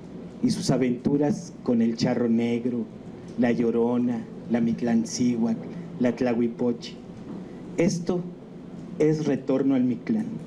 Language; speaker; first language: Spanish; native; Spanish